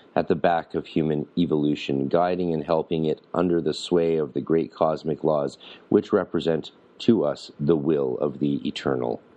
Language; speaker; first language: English; native; English